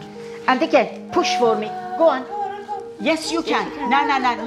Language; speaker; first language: English; non-native, fluent; Persian